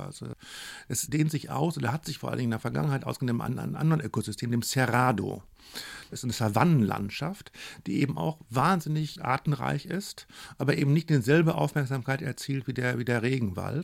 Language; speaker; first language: German; native; German